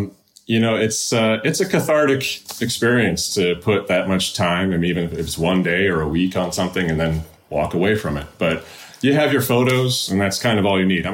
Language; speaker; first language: English; native; English